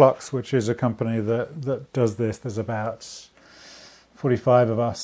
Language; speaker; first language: English; native; English